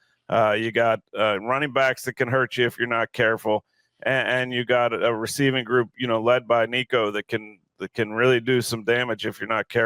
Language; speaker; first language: English; native; English